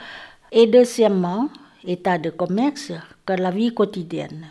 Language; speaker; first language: French; non-native, learner; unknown